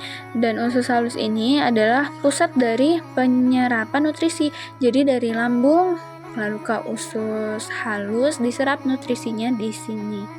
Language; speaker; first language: Indonesian; native; Indonesian